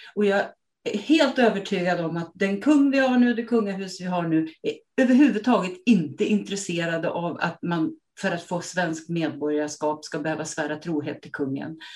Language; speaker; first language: Swedish; native; Swedish